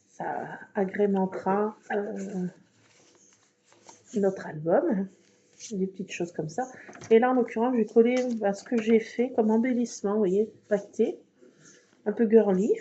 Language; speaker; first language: French; native; French